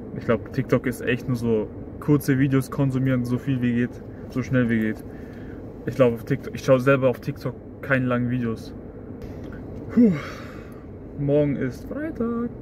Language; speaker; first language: German; early bilingual, other home language; Russian